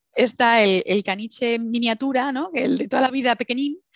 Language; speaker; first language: Spanish; native; Spanish